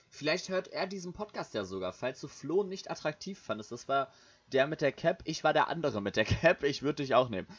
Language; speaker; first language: German; native; German